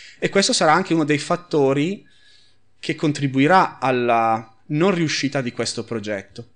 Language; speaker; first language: Italian; native; Italian